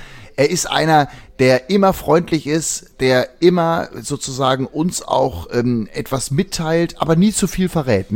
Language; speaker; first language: German; native; German